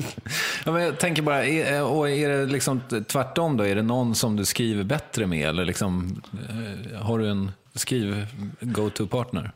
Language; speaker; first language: Swedish; native; Swedish